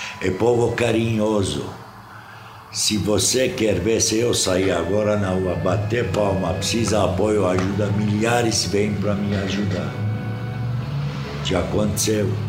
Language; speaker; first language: Portuguese; non-native, fluent; Arabic